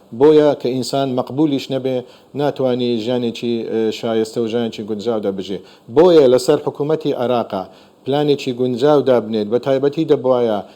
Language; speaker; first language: Central Kurdish; non-native, local second language; Assyrian Neo-Aramaic